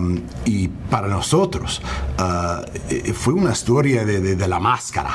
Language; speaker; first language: Spanish; early bilingual, heritage; English